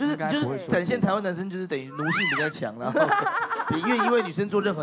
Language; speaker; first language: Chinese; native; Chinese